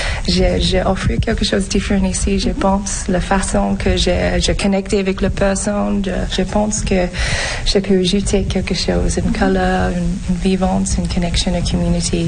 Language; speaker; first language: French; non-native, fluent; English